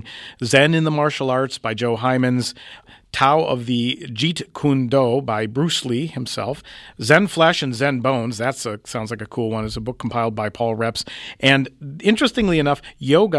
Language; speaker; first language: English; native; English